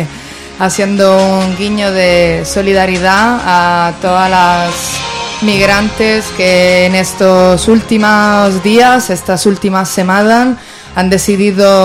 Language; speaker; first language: Spanish; native; Spanish